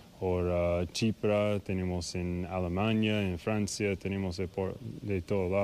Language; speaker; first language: Spanish; non-native, fluent; English